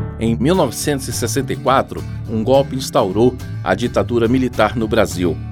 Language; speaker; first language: Portuguese; native; Portuguese